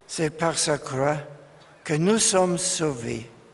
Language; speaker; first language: French; non-native, fluent; German